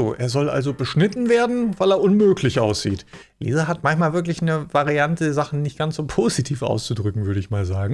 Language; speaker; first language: German; native; German